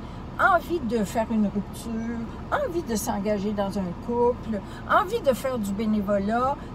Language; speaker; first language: French; native; French